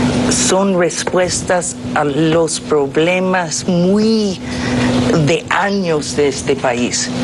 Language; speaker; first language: Spanish; non-native, fluent; English